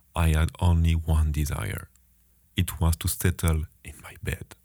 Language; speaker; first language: English; non-native, fluent; French